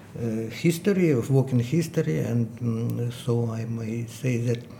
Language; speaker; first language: English; non-native, fluent; Ukrainian